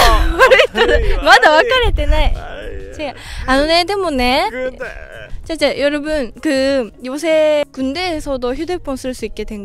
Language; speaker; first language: Korean; non-native, fluent; Japanese